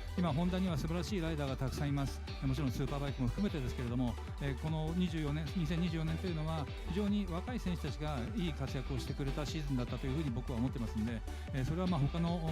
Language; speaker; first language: Japanese; native; Japanese